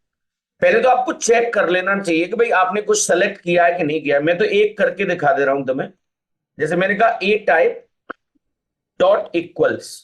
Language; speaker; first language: Hindi; native; Hindi